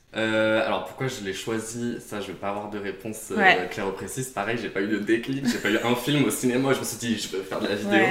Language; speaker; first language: French; native; French